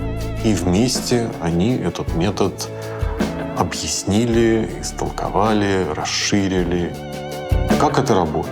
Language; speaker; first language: Russian; native; Russian